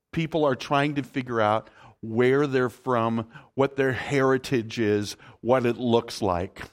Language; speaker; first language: English; native; English